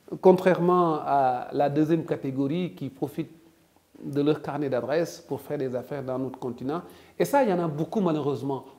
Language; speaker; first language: French; non-native, local second language; Wolof